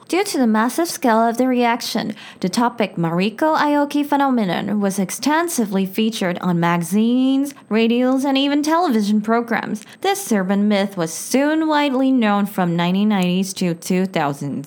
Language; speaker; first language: English; non-native, fluent; Chinese